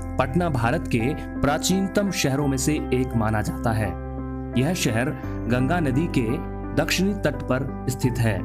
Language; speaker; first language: Hindi; native; Hindi